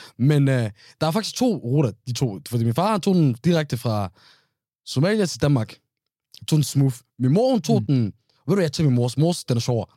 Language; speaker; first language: Danish; native; Danish